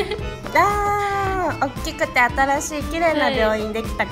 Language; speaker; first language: Japanese; native; Japanese